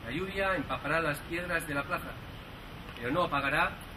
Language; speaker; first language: Spanish; native; Spanish